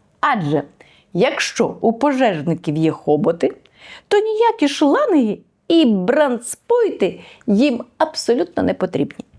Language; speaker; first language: Ukrainian; native; Ukrainian